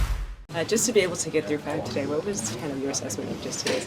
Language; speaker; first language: English; native; English